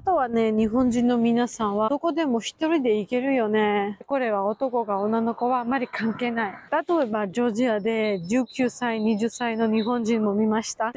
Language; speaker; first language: Japanese; non-native, learner; Georgian